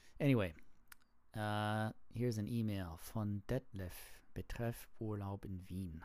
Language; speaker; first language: German; non-native, learner; English